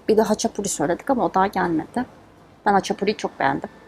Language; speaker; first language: Turkish; native; Turkish